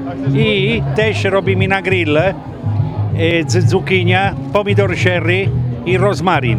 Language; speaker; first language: Polish; non-native, learner; Italian